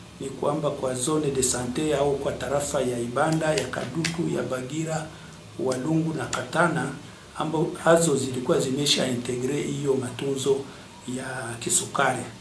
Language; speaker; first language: Swahili; native; Swahili